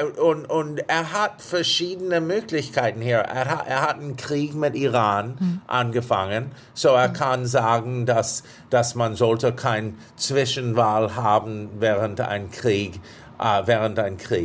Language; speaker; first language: German; non-native, fluent; English